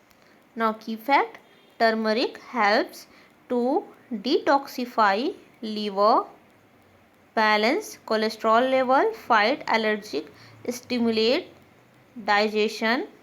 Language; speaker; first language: English; non-native, local second language; Hindi